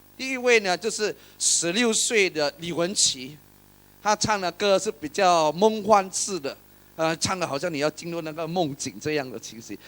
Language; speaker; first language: Chinese; native; Chinese